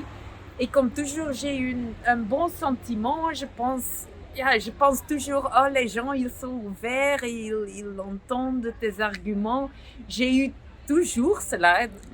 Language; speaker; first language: French; non-native, local second language; Dutch